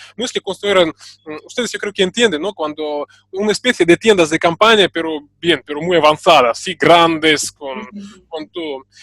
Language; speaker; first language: Spanish; non-native, fluent; Russian